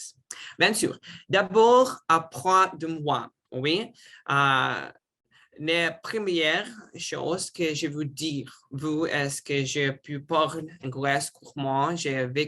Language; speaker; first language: French; non-native, learner; Russian